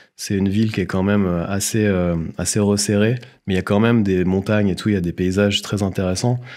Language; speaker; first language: French; native; French